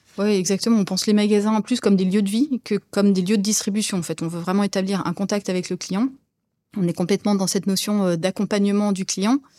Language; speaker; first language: French; native; French